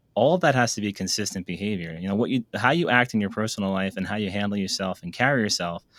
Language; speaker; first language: English; native; English